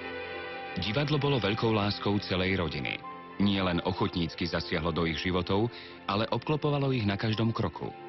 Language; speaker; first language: Slovak; native; Slovak